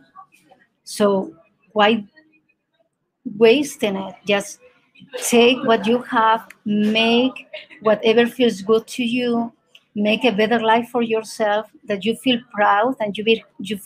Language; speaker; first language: English; non-native, fluent; Spanish